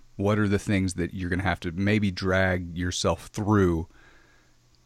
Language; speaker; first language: English; native; English